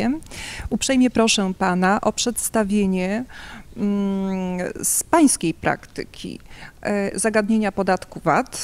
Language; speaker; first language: Polish; native; Polish